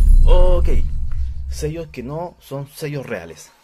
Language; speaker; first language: Spanish; native; Spanish